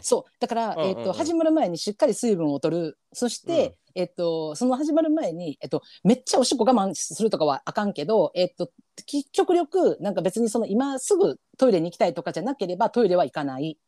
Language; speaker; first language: Japanese; native; Japanese